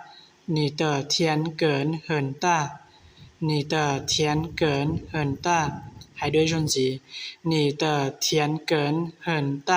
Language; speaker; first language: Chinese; non-native, learner; Hmong